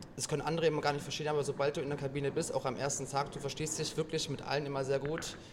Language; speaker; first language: German; native; German